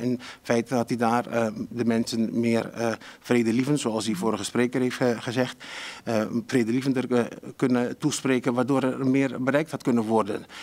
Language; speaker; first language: Dutch; non-native, local second language; Papiamento